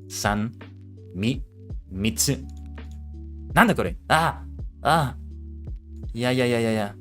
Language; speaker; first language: Japanese; non-native, learner; English